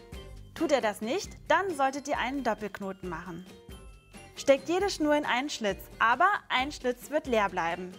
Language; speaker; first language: German; native; German